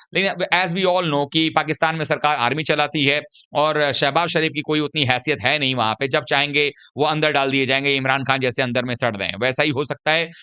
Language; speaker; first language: Hindi; native; Hindi